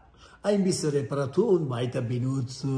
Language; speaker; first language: German; non-native, learner; Turkish